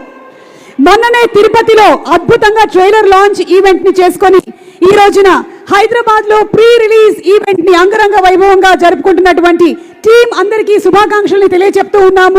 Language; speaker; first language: Telugu; native; Telugu